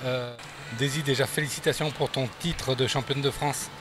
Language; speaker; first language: French; native; French